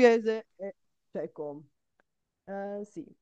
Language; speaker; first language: Italian; non-native, fluent; Bulgarian